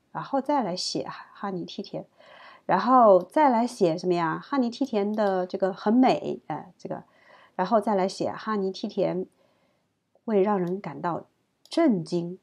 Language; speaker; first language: Chinese; native; Chinese